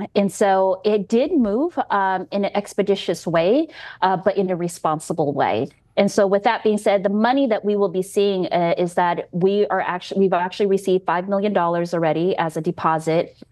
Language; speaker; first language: English; native; English